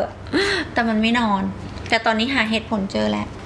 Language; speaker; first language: Thai; native; Thai